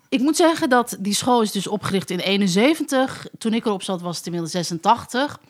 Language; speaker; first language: Dutch; early bilingual, other home language; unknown